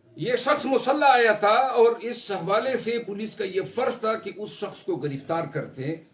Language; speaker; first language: Urdu; non-native, local second language; Pashto